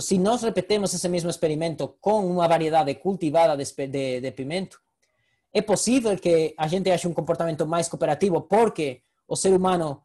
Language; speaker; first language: Portuguese; non-native, fluent; Spanish